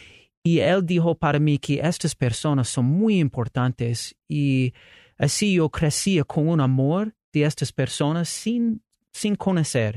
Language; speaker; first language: Spanish; non-native, learner; English